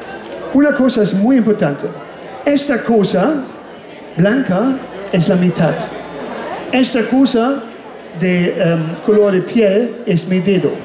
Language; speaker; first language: Spanish; non-native, fluent; German